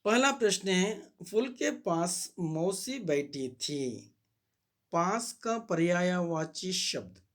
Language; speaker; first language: Hindi; non-native, local second language; Kannada